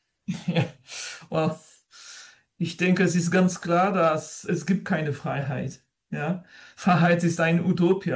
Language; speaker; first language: German; non-native, fluent; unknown